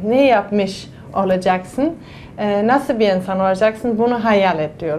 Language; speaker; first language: Turkish; non-native, fluent; German